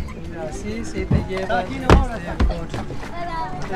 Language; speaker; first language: Spanish; non-native, learner; Urdu